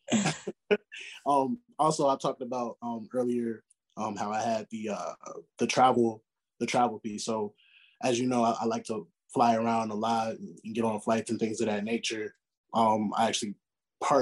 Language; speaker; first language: English; native; English